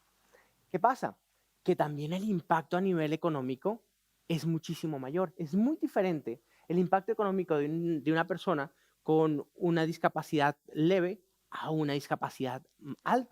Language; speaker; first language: Spanish; native; Spanish